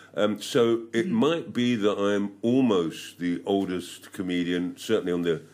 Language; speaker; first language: English; native; English